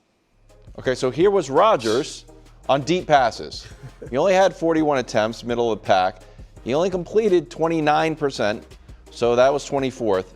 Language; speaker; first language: English; native; English